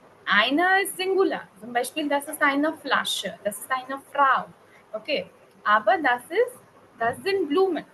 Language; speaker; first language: German; non-native, fluent; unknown